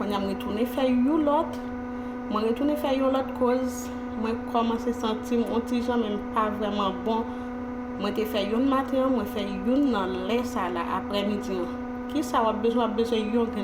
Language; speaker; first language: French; non-native, learner; Haitian Creole